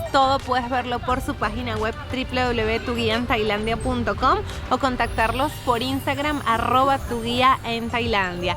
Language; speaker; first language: Spanish; native; Spanish